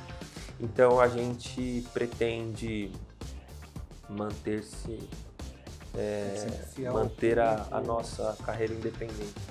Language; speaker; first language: Portuguese; native; Portuguese